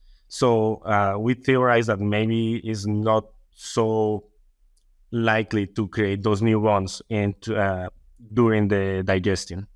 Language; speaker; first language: English; non-native, fluent; Spanish